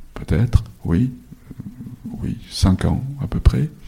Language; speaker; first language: French; non-native, fluent; Japanese